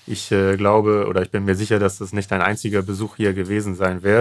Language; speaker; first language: German; native; German